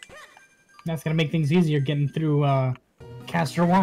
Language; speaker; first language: English; native; English